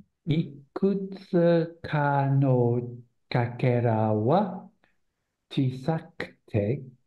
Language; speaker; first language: Japanese; non-native, learner; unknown